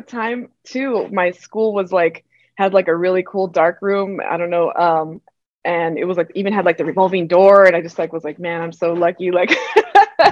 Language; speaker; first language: English; native; English